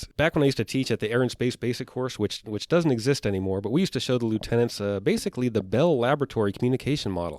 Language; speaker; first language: English; native; English